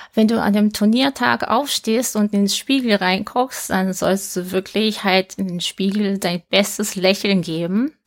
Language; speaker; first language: German; non-native, fluent; Japanese